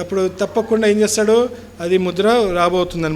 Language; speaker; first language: Telugu; native; Telugu